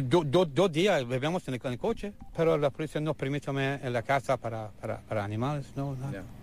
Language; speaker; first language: Spanish; non-native, learner; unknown